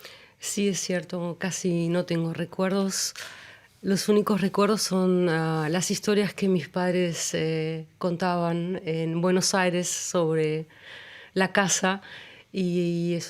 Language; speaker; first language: Spanish; early bilingual, other home language; German